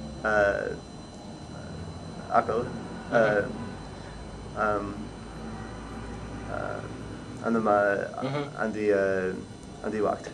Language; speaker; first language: Arabic; non-native, learner; English